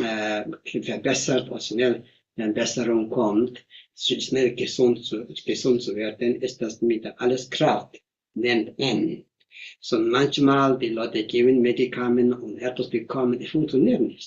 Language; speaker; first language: German; non-native, fluent; Tibetan